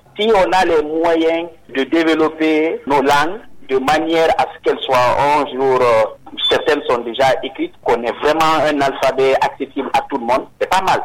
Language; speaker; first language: French; non-native, local second language; Susu